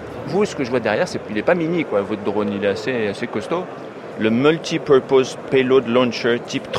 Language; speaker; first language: French; native; French